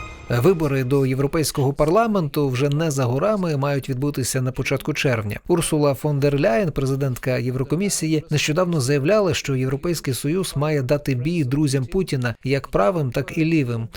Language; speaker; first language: Ukrainian; native; Ukrainian